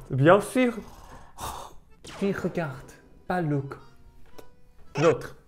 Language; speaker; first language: French; non-native, learner; Korean